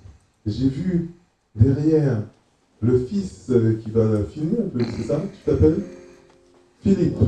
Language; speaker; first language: French; native; French